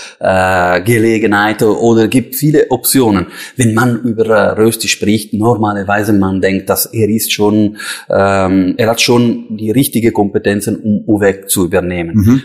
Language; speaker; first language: German; non-native, local second language; Italian